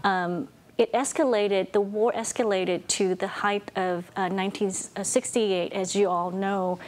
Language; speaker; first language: English; non-native, fluent; Vietnamese